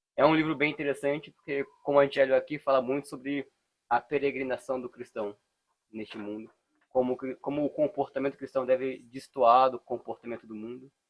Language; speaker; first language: Portuguese; native; Portuguese